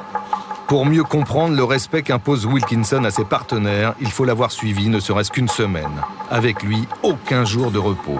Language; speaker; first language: French; native; French